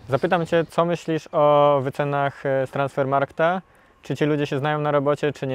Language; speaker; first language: Polish; native; Polish